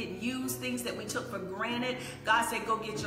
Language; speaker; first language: English; native; English